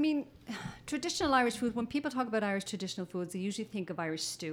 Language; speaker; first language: English; native; English